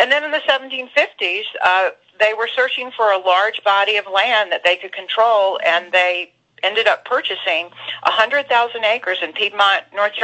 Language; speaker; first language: English; native; English